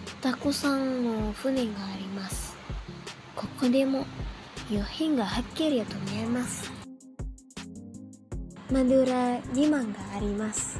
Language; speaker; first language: Japanese; non-native, learner; Indonesian